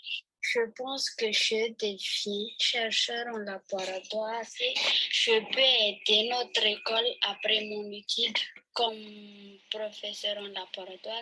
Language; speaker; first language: French; non-native, local second language; Malagasy